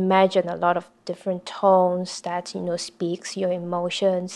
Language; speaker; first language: English; non-native, local second language; Cantonese